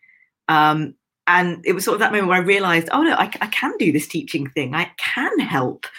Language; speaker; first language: English; native; English